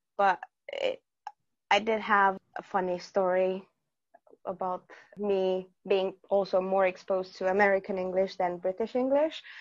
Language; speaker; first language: English; non-native, fluent; Romanian